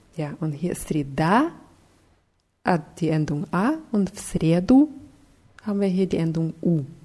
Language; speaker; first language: German; non-native, fluent; Russian